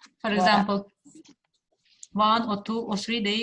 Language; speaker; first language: English; non-native, fluent; Russian